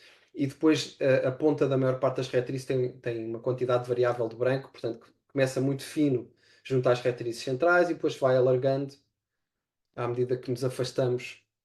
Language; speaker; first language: Portuguese; native; Portuguese